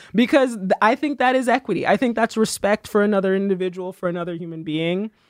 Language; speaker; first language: English; early bilingual, other home language; Haitian Creole